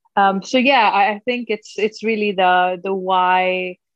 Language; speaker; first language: English; non-native, local second language; Punjabi